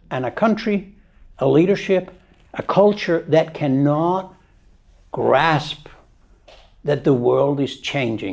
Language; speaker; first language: English; non-native, fluent; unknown